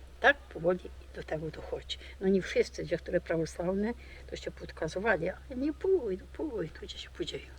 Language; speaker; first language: Polish; early bilingual, heritage; Polish